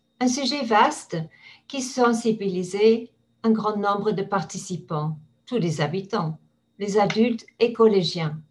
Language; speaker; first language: French; non-native, fluent; English